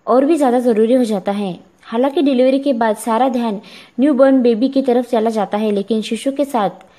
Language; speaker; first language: Hindi; non-native, local second language; Marathi